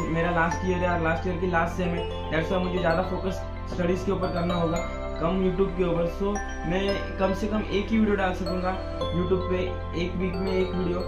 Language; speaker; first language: Hindi; non-native, local second language; Marathi